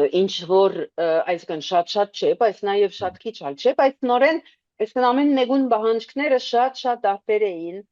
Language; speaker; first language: Armenian; early bilingual, heritage; Armenian